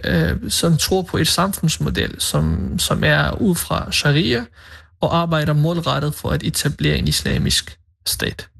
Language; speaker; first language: Danish; early bilingual, other home language; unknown